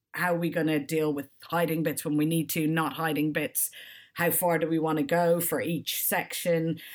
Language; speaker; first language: English; native; English